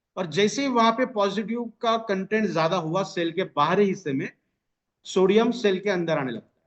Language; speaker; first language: Hindi; non-native, local second language; Marathi